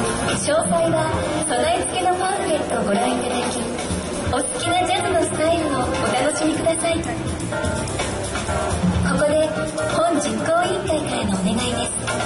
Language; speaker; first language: Japanese; native; Japanese